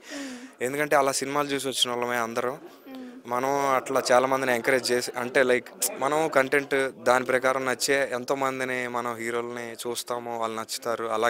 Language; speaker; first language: Telugu; native; Telugu